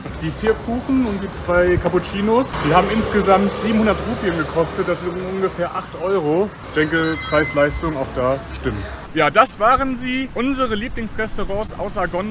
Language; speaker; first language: German; native; German